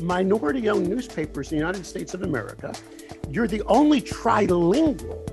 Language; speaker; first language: English; native; English